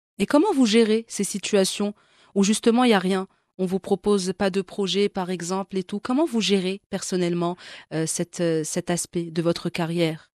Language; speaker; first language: French; non-native, local second language; Arabic